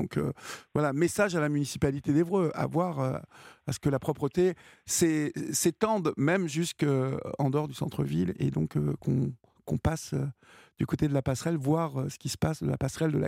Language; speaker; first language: French; native; French